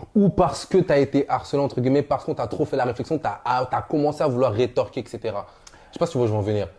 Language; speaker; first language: French; native; French